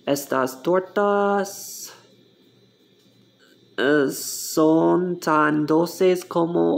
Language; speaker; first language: Spanish; non-native, learner; English